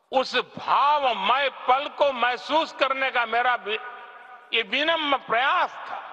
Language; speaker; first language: Hindi; non-native, local second language; Gujarati